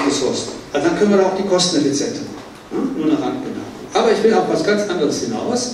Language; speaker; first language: German; native; German